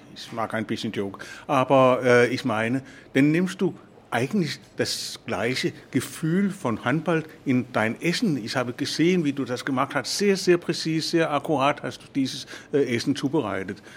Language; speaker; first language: German; non-native, fluent; Danish